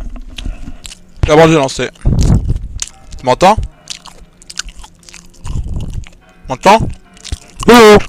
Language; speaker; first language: French; native; French